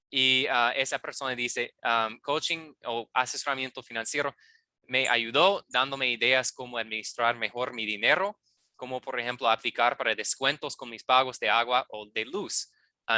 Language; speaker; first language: Spanish; non-native, fluent; English